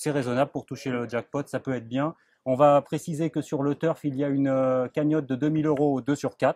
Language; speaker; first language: French; native; French